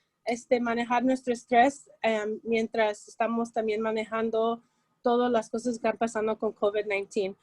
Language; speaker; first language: Spanish; early bilingual, heritage; Spanish